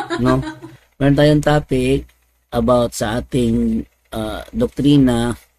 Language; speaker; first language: Filipino; non-native, local second language; Cebuano